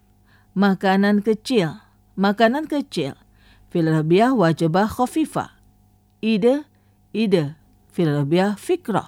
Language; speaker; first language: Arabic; non-native, fluent; Indonesian